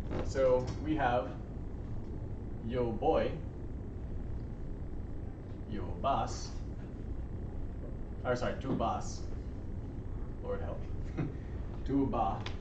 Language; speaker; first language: Spanish; non-native, learner; English